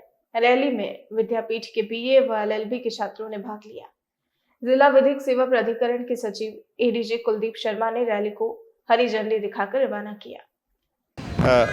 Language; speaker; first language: Hindi; native; Hindi